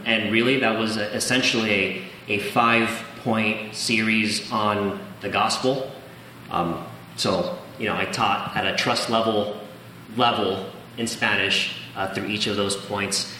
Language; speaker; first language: English; early bilingual, other home language; Spanish